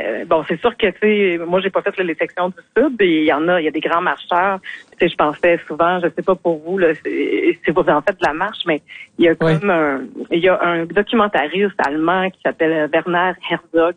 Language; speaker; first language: French; native; French